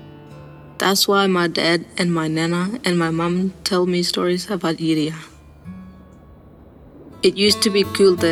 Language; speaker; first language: English; non-native, local second language; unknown